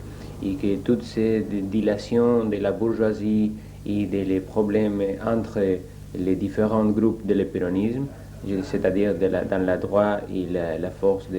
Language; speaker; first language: French; non-native, learner; Spanish